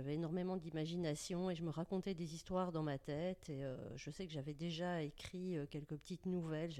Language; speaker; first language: French; native; French